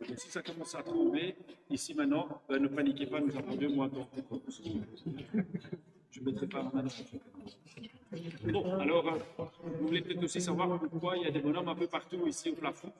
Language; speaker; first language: French; non-native, local second language; Dutch